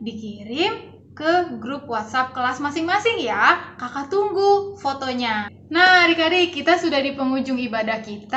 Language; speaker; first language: Indonesian; native; Indonesian